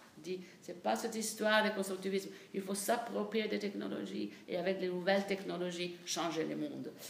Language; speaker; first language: French; non-native, fluent; Italian